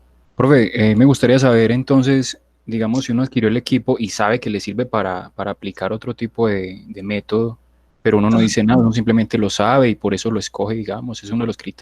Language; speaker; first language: Spanish; native; Spanish